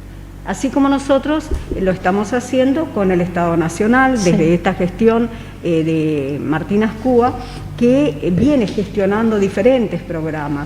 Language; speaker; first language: Spanish; native; Spanish